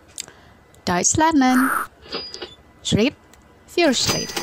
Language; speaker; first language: German; non-native, fluent; Indonesian